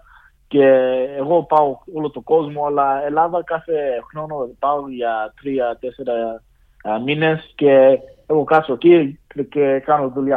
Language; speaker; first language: Greek; early bilingual, heritage; English